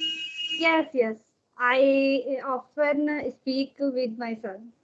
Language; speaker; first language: English; non-native, learner; Hindi